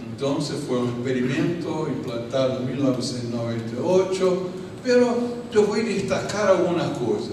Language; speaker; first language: Spanish; non-native, fluent; Portuguese